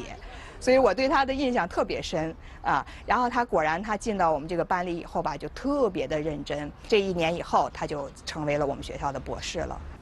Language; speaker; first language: Chinese; native; Chinese